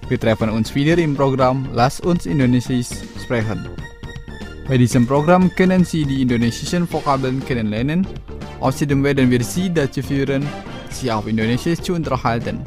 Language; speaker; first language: German; non-native, fluent; Indonesian